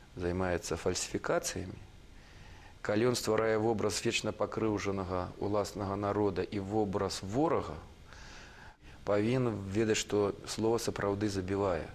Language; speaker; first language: Belarusian; native; Belarusian